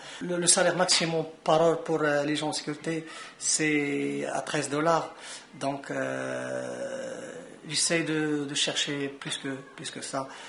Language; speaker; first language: French; non-native, local second language; Arabic